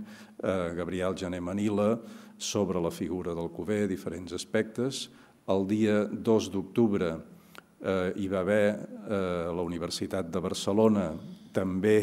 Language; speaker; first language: Catalan; native; Catalan